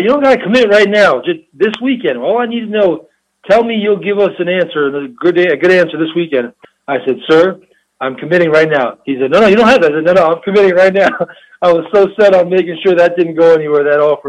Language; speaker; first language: English; early bilingual, other home language; Albanian